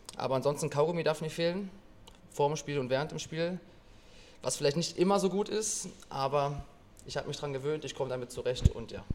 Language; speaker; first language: German; native; German